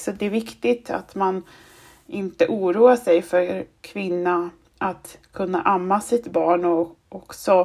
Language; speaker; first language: Swedish; non-native, fluent; German